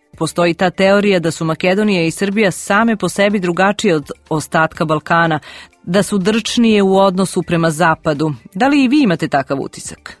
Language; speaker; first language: Serbian; native; Serbian